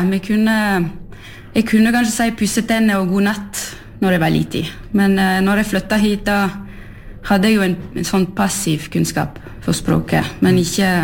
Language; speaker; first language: Norwegian; early bilingual, heritage; French